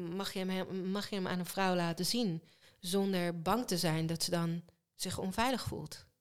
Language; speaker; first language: Dutch; early bilingual, other home language; Hebrew